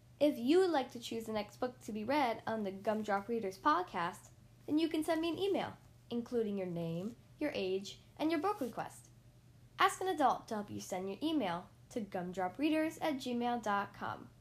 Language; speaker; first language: English; native; English